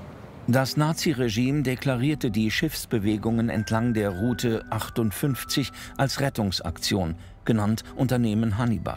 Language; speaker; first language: German; native; German